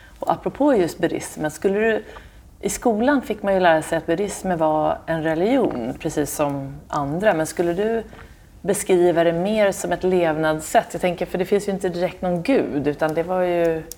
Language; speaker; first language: Swedish; native; Swedish